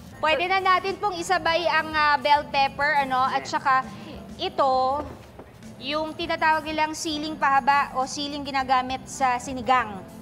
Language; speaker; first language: Filipino; native; Filipino